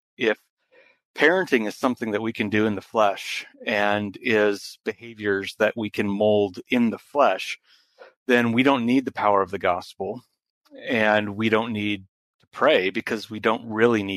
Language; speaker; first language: English; native; English